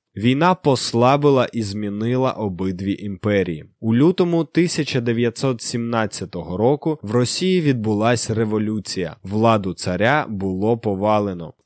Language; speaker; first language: Ukrainian; native; Ukrainian